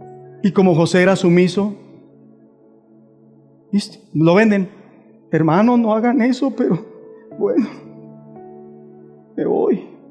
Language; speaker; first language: Spanish; native; Spanish